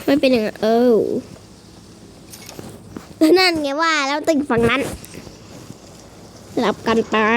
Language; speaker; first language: Thai; native; Thai